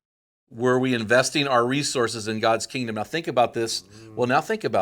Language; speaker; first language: English; native; English